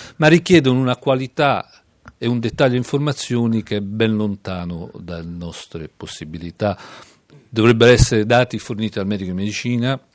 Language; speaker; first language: Italian; native; Italian